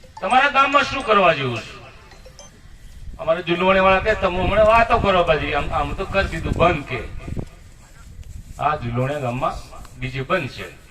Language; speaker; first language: Gujarati; non-native, local second language; Rathawi